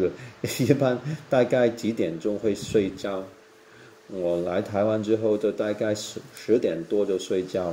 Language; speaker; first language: Chinese; non-native, local second language; Cantonese